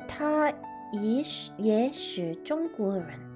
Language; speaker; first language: Chinese; non-native, learner; English